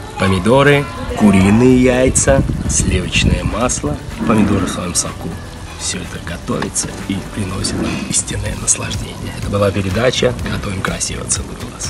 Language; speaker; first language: Russian; non-native, local second language; Azerbaijani